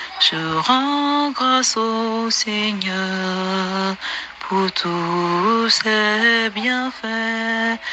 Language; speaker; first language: French; native; French